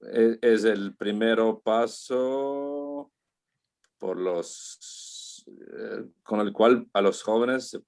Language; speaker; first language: Spanish; non-native, learner; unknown